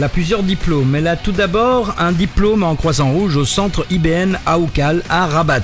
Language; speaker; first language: French; native; French